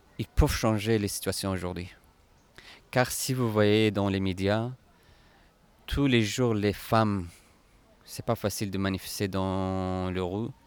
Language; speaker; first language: French; non-native, fluent; Persian